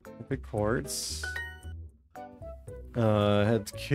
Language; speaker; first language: Dutch; non-native, learner; English